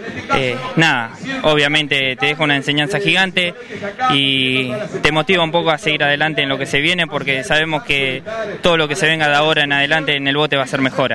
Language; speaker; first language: Spanish; native; Spanish